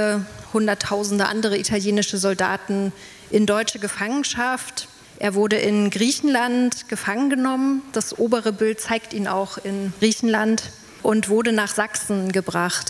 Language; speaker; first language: German; native; German